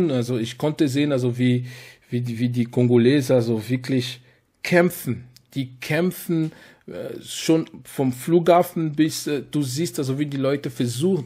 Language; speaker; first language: German; non-native, fluent; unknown